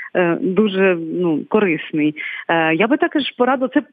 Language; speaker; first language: Ukrainian; non-native, local second language; Bulgarian